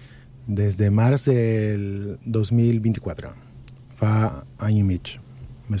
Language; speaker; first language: Catalan; non-native, learner; Spanish